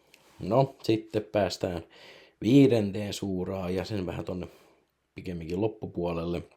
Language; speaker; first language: Finnish; native; Finnish